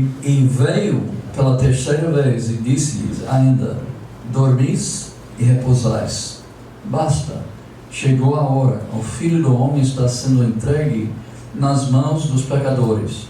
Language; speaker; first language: Portuguese; non-native, fluent; English